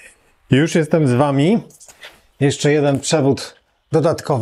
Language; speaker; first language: Polish; native; Polish